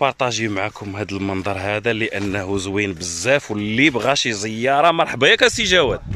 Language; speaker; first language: Arabic; native; Arabic